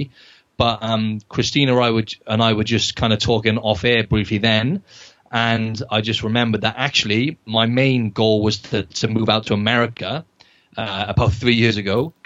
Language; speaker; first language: English; native; English